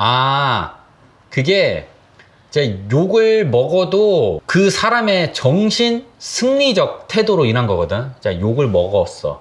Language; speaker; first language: Korean; native; Korean